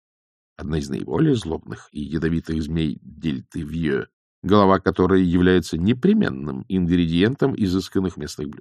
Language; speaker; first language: Russian; native; Russian